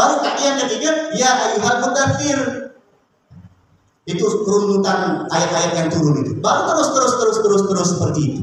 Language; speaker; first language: Indonesian; native; Indonesian